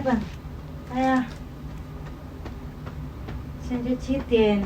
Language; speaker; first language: Chinese; non-native, learner; Indonesian